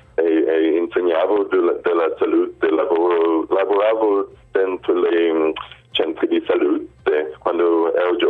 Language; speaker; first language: Italian; non-native, fluent; Swedish